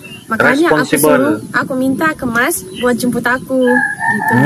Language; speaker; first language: Indonesian; non-native, fluent; Russian